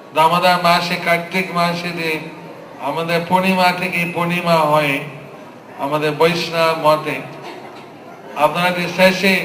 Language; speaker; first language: Bangla; non-native, fluent; English